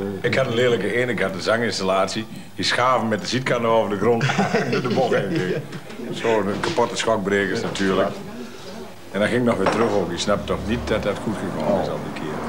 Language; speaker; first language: Dutch; native; Dutch